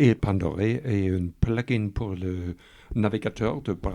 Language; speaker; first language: French; non-native, fluent; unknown